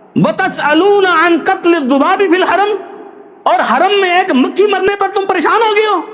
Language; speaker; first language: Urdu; non-native, local second language; Punjabi